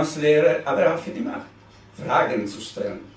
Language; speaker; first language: German; non-native, fluent; Polish